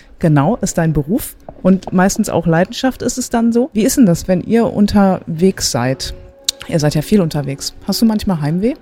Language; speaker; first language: German; native; German